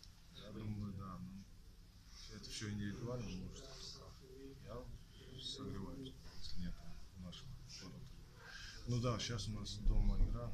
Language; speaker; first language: Russian; non-native, learner; Georgian